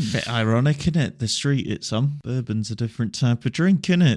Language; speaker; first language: English; native; English